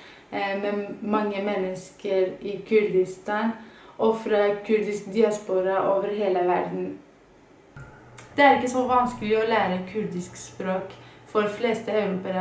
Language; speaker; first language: Norwegian; non-native, fluent; Kurdish